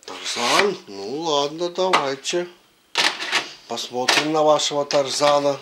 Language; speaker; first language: Russian; native; Russian